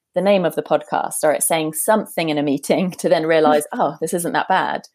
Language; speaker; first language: English; native; English